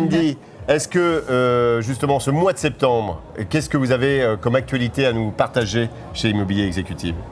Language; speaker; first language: French; native; French